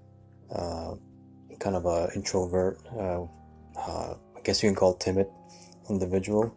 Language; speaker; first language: English; native; English